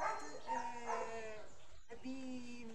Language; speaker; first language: English; non-native, learner; Italian